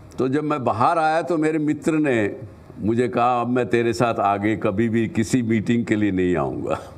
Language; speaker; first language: Hindi; native; Hindi